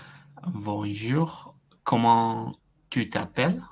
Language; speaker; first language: French; non-native, learner; Basque